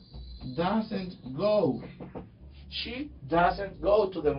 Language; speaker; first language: English; non-native, fluent; Spanish